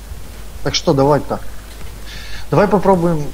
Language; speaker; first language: Russian; native; Russian